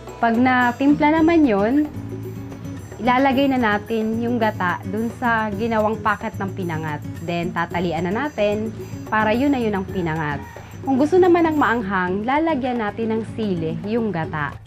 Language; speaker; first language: Filipino; non-native, local second language; Bikol